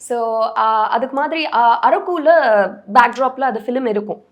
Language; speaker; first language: Tamil; non-native, learner; Telugu